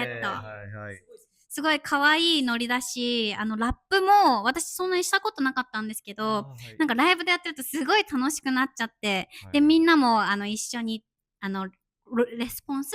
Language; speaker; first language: Japanese; native; Japanese